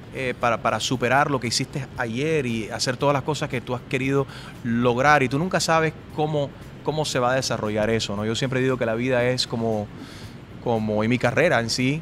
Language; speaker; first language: Spanish; early bilingual, heritage; Spanish